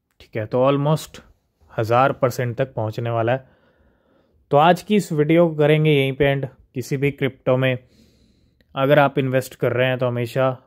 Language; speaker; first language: Hindi; native; Hindi